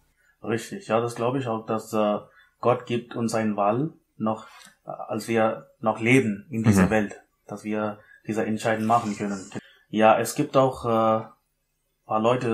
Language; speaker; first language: German; non-native, learner; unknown